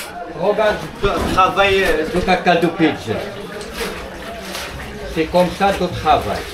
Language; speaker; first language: French; non-native, local second language; Arabic